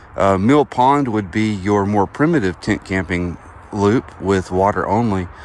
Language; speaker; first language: English; native; English